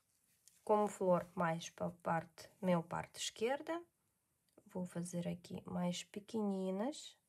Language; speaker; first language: Portuguese; non-native, learner; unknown